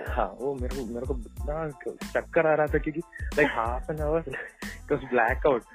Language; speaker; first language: Hindi; non-native, local second language; Malayalam